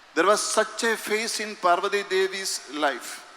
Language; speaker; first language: English; non-native, local second language; Malayalam